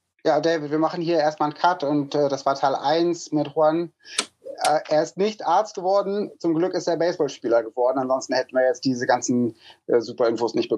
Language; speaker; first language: German; native; German